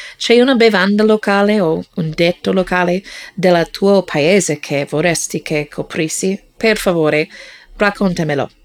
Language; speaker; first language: Italian; non-native, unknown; English